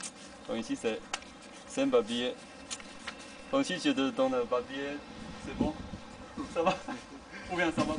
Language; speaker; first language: French; non-native, learner; Chinese